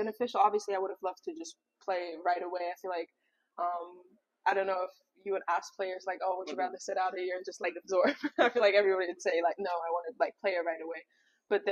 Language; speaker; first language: English; non-native, fluent; German